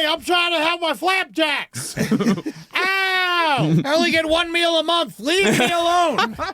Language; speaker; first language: English; native; English